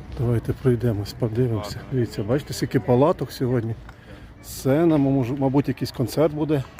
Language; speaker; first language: Ukrainian; native; Ukrainian